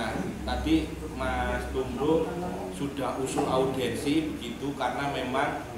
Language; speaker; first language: Indonesian; native; Indonesian